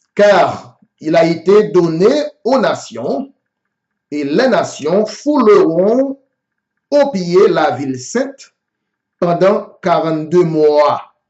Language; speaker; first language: French; non-native, local second language; Haitian Creole